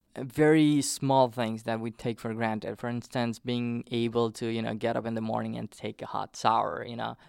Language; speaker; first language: English; non-native, fluent; Nepali